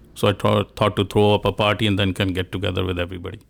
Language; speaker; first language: English; non-native, local second language; Punjabi